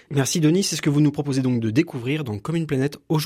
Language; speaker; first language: French; native; French